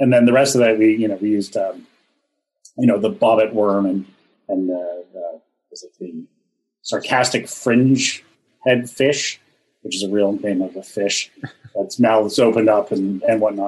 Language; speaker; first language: English; native; English